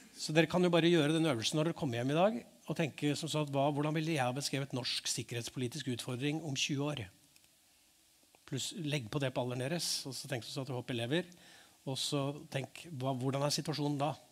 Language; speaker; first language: Norwegian; native; Norwegian